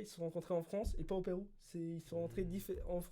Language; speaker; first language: French; early bilingual, other home language; Spanish